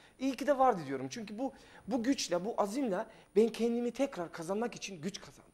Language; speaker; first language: Turkish; non-native, fluent; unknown